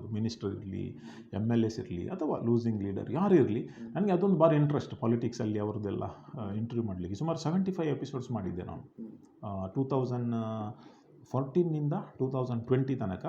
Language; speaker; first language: Kannada; non-native, local second language; Konkani